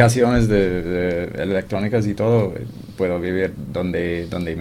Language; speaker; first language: Spanish; non-native, fluent; English